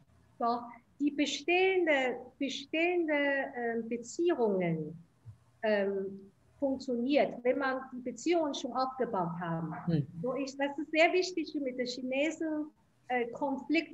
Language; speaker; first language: German; non-native, fluent; Chinese